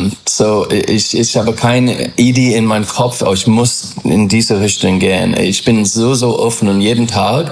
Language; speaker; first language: German; non-native, learner; English